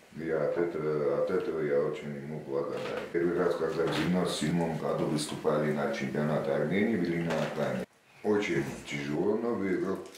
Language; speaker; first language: Russian; non-native, local second language; Armenian